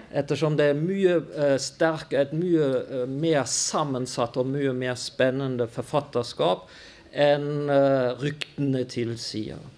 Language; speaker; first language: Norwegian; non-native, fluent; German